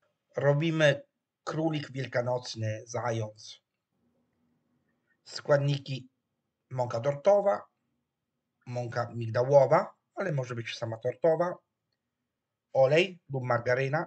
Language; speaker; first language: Polish; non-native, fluent; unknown